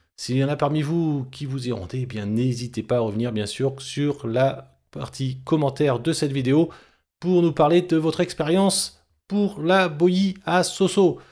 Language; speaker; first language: French; native; French